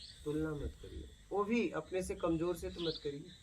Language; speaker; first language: Hindi; native; Hindi